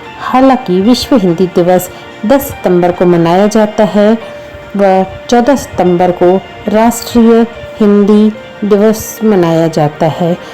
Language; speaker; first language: Hindi; non-native, local second language; Sindhi